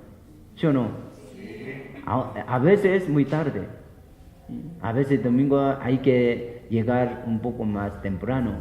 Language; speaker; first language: Spanish; non-native, fluent; Korean